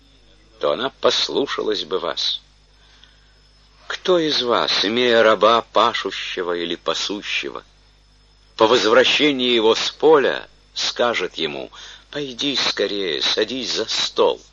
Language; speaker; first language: Russian; native; Russian